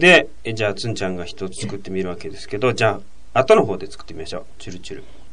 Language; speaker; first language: Japanese; native; Japanese